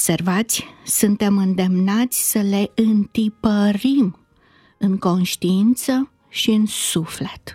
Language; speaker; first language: Romanian; native; Romanian